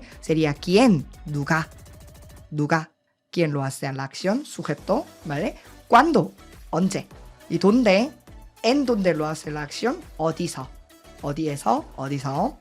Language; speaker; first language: Spanish; non-native, learner; Korean